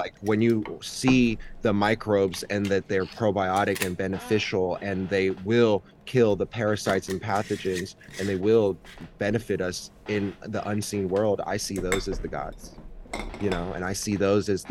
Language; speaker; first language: English; early bilingual, other home language; Chinese